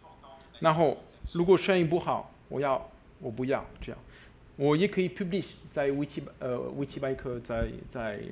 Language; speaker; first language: Chinese; non-native, learner; French